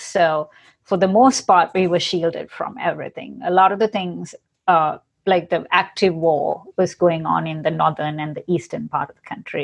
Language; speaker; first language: English; non-native, local second language; Sinhala